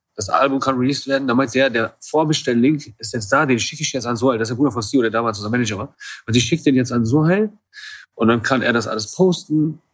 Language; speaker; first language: German; early bilingual, other home language; Kurdish